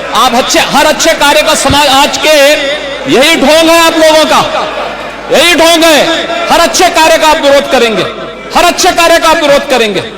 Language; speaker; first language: Hindi; native; Hindi